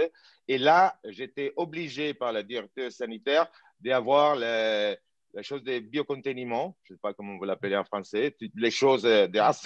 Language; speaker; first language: French; non-native, fluent; Italian